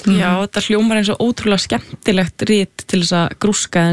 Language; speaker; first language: Icelandic; native; Icelandic